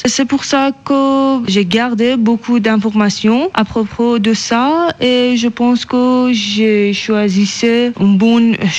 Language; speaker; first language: French; non-native, learner; Persian